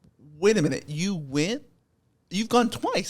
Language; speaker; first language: English; native; English